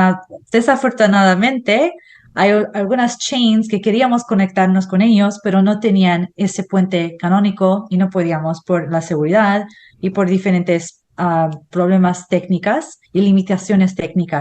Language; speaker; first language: Spanish; non-native, fluent; English